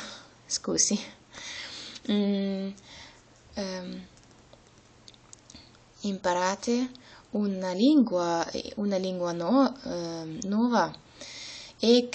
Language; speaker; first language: Italian; non-native, learner; German